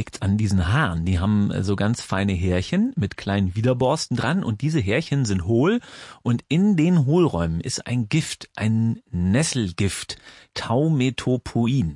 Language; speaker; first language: German; native; German